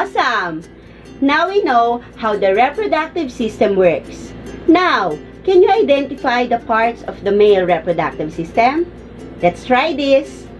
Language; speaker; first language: English; non-native, local second language; Filipino